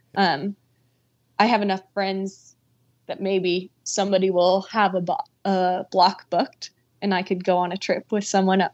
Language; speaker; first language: English; native; English